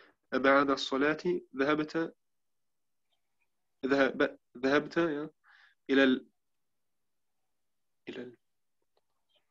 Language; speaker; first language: Arabic; non-native, learner; German